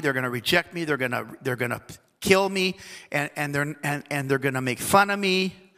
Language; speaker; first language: English; native; English